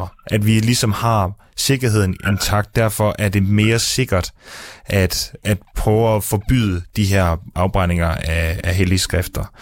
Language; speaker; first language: Danish; native; Danish